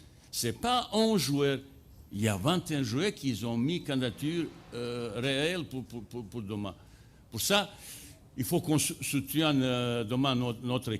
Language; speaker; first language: French; non-native, fluent; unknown